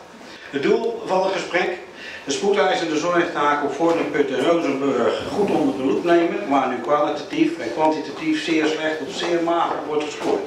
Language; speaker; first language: Dutch; native; Dutch